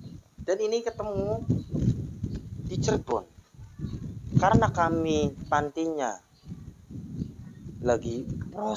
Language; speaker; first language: Indonesian; native; Indonesian